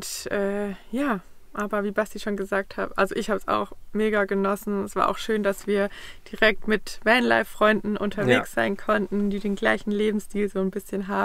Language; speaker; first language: German; native; German